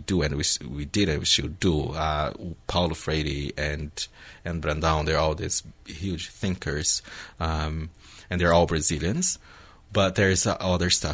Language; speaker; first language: English; non-native, fluent; Portuguese